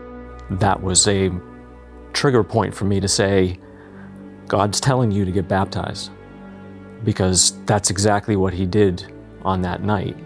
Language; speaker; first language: English; native; English